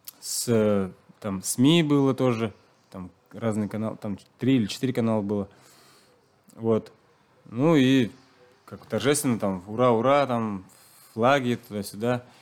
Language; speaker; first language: Russian; non-native, local second language; Chuvash